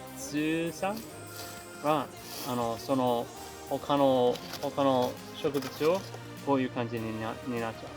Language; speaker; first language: Japanese; non-native, learner; English